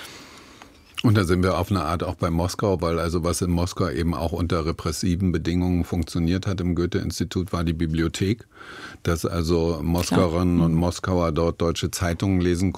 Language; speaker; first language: German; native; German